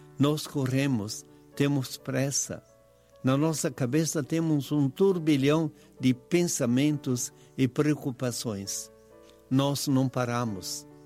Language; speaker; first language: Portuguese; non-native, fluent; Italian